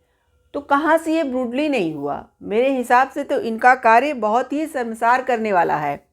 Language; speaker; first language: Hindi; native; Hindi